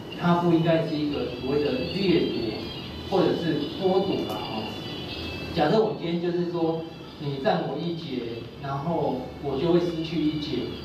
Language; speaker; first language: Chinese; native; Chinese